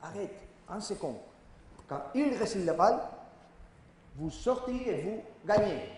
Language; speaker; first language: French; non-native, learner; Spanish